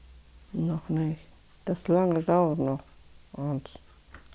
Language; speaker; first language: German; non-native, learner; Russian